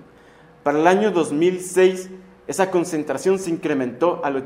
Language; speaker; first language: Spanish; native; Spanish